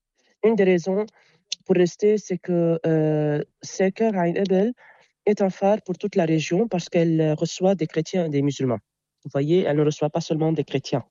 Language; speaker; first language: French; non-native, local second language; Arabic